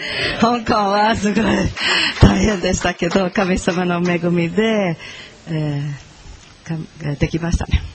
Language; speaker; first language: Japanese; non-native, learner; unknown